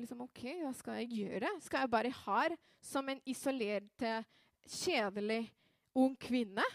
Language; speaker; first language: Norwegian; non-native, fluent; Spanish